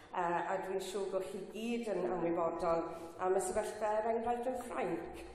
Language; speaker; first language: Welsh; non-native, local second language; English